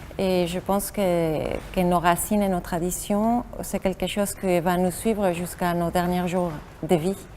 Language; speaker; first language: French; non-native, fluent; Spanish